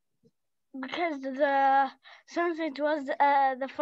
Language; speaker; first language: English; non-native, learner; Arabic